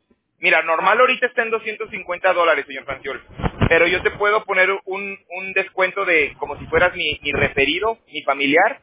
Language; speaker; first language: Spanish; native; Spanish